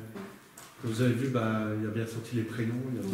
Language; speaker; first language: French; native; French